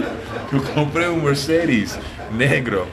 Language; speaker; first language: Spanish; non-native, learner; English